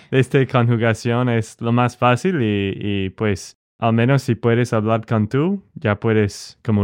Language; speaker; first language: Spanish; non-native, fluent; English